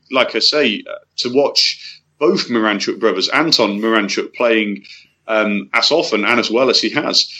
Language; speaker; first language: English; native; English